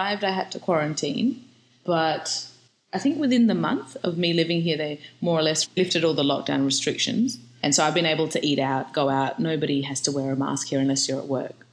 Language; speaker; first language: English; native; English